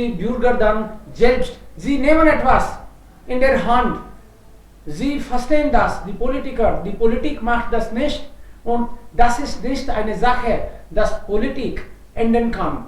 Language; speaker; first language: German; non-native, fluent; Hindi